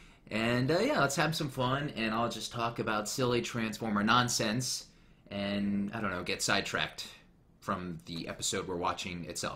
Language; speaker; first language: English; native; English